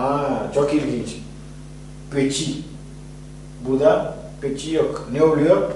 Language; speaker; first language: Turkish; non-native, fluent; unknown